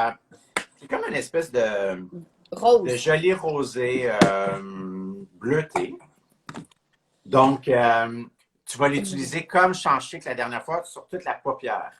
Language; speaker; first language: French; native; French